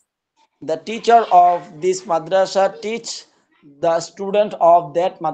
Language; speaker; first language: English; non-native, learner; Bangla